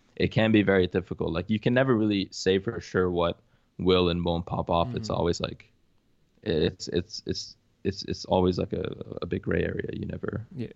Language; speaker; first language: English; early bilingual, other home language; Arabic